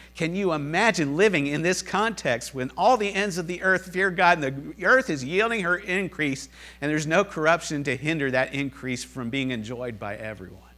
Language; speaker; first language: English; native; English